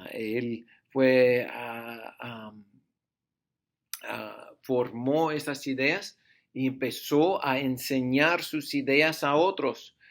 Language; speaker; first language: Spanish; non-native, fluent; English